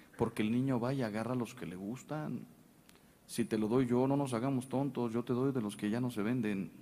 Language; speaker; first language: Spanish; native; Spanish